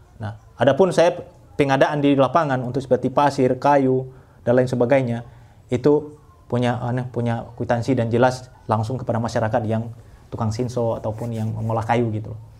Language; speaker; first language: Indonesian; non-native, local second language; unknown